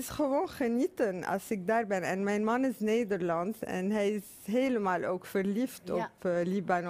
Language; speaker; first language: Dutch; non-native, fluent; Arabic